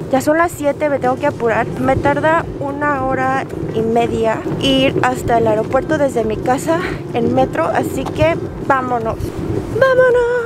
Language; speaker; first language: Spanish; early bilingual, other home language; Korean